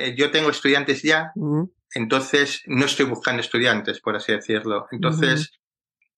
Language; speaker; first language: Spanish; native; Spanish